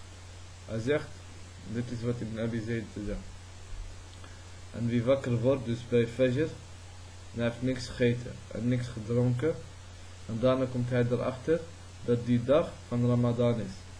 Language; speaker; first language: Dutch; early bilingual, other home language; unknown